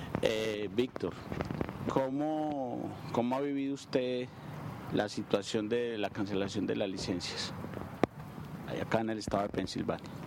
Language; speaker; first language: Spanish; native; Spanish